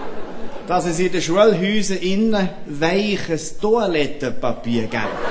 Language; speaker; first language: German; native; German